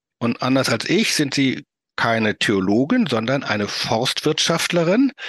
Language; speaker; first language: German; native; German